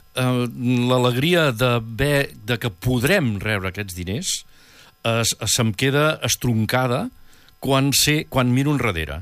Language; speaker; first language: Catalan; native; Catalan